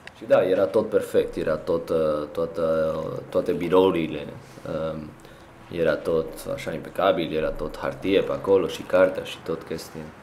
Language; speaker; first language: Romanian; non-native, learner; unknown